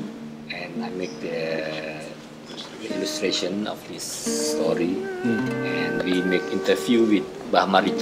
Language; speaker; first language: English; non-native, fluent; Indonesian